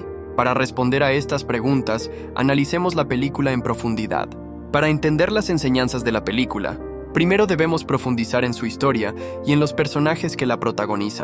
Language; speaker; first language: Spanish; native; Spanish